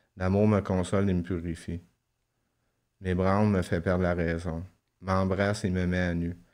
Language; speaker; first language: French; native; French